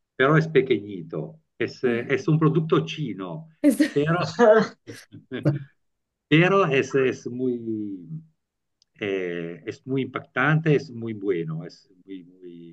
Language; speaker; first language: Spanish; non-native, learner; Italian